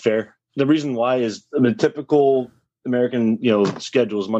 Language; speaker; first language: English; native; English